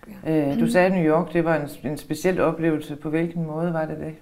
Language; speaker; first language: Danish; native; Danish